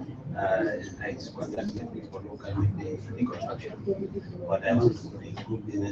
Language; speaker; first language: English; non-native, learner; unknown